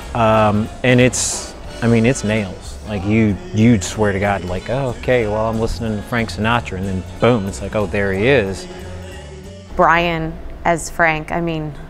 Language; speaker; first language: English; native; English